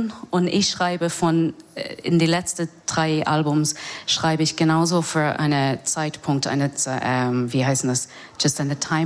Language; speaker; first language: German; non-native, fluent; English